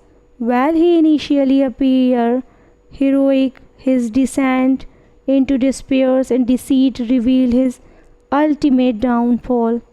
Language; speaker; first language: English; non-native, fluent; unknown